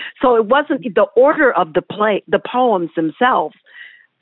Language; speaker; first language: English; native; English